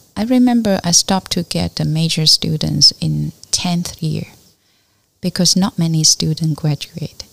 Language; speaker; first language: English; non-native, learner; Chinese